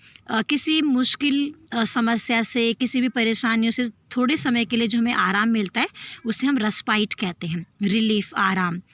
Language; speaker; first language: Hindi; native; Hindi